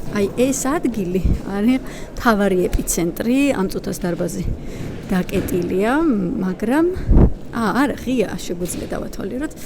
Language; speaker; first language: Georgian; native; Georgian